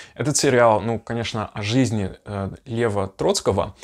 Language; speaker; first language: Russian; non-native, fluent; Dutch